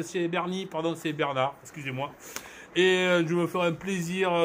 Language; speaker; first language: French; native; French